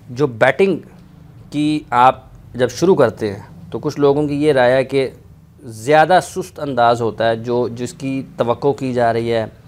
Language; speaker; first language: Urdu; non-native, local second language; Punjabi